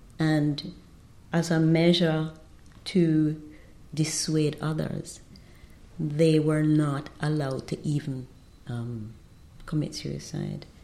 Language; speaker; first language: English; native; English